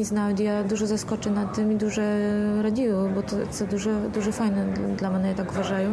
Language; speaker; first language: Ukrainian; early bilingual, heritage; Ukrainian